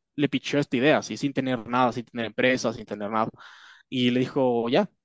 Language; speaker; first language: Spanish; native; Spanish